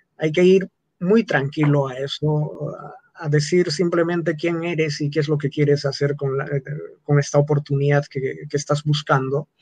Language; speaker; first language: Spanish; non-native, local second language; Quechua